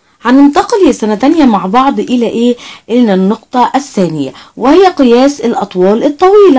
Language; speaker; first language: Arabic; native; Arabic